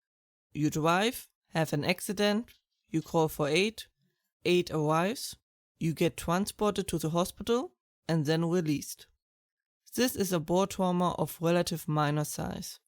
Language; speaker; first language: English; non-native, fluent; German